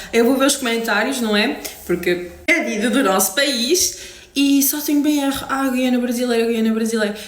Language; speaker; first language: Portuguese; native; Portuguese